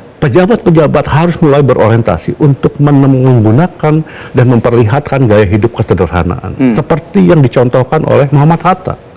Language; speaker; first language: Indonesian; native; Indonesian